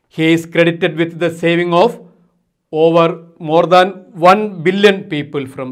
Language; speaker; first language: English; non-native, local second language; Malayalam